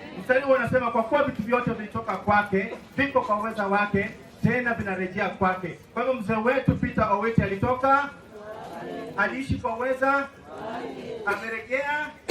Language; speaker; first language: Swahili; non-native, local second language; Luyia